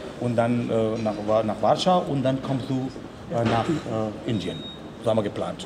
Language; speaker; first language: German; non-native, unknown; Hindi